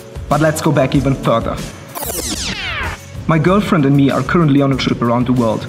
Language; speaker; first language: English; non-native, fluent; German